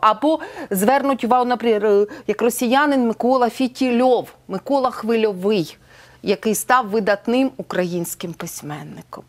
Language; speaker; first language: Ukrainian; native; Ukrainian